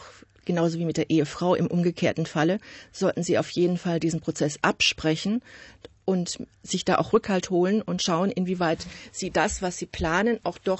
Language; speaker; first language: German; native; German